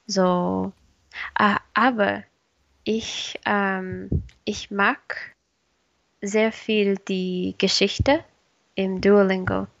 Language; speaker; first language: German; non-native, learner; Spanish